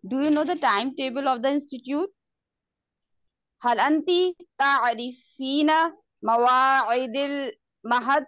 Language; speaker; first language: Arabic; non-native, learner; Urdu